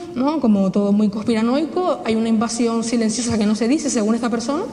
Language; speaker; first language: Spanish; native; Spanish